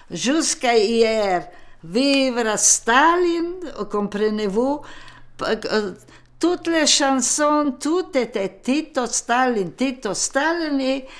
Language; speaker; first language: French; non-native, local second language; Macedonian